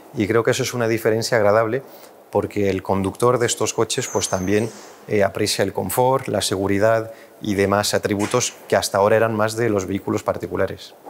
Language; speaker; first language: Spanish; non-native, fluent; French